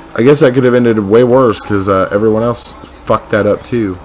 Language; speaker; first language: English; native; English